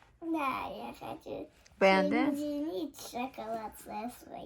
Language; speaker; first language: Russian; early bilingual, other home language; Azerbaijani